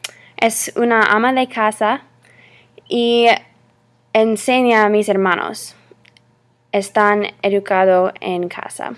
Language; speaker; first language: Spanish; non-native, learner; English